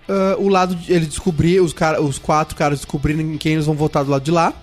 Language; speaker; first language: Portuguese; native; Portuguese